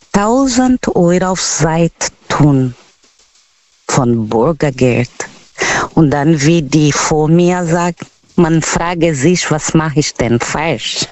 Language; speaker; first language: German; non-native, learner; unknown